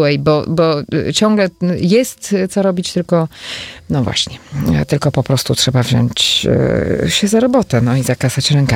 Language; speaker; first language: Polish; native; Polish